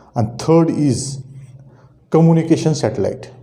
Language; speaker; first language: English; non-native, local second language; Marathi